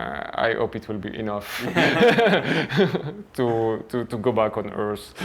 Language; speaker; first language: English; non-native, fluent; French